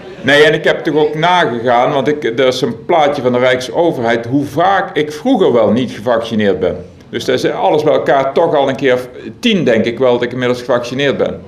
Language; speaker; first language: Dutch; native; Dutch